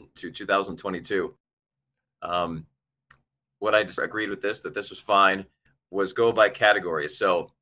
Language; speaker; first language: English; native; English